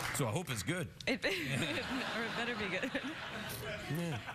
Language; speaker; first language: English; native; English